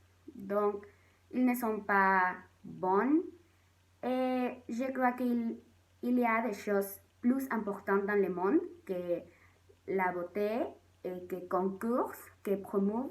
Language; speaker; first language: French; non-native, learner; Spanish